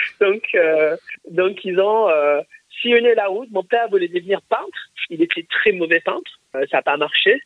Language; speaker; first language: French; early bilingual, other home language; English